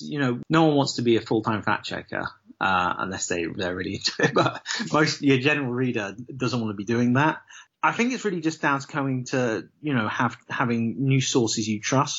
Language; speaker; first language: English; native; English